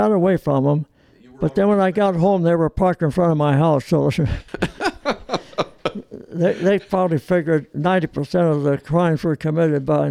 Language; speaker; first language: English; early bilingual, other home language; Italian